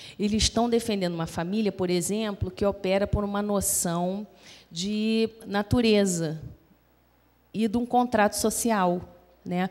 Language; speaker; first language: Portuguese; native; Portuguese